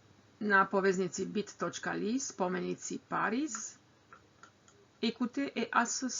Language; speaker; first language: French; non-native, fluent; Croatian